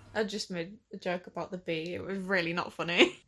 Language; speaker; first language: English; native; English